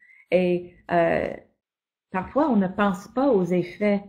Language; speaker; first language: French; non-native, fluent; English